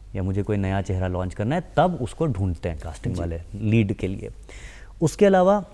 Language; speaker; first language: Hindi; native; Hindi